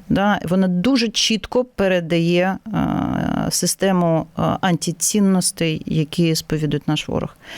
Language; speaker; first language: Ukrainian; non-native, local second language; Russian